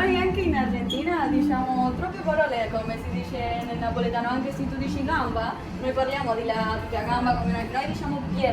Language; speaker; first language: Italian; non-native, learner; Spanish